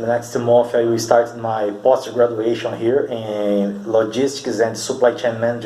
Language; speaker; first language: English; non-native, learner; Portuguese